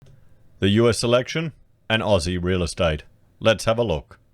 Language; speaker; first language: English; native; English